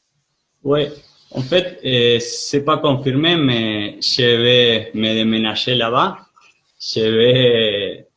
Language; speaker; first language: French; non-native, fluent; Spanish